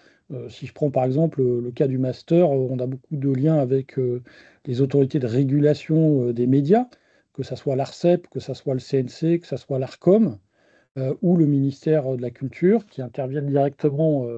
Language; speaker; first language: French; native; French